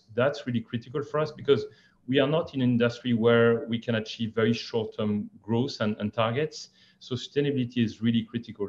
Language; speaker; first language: English; non-native, fluent; French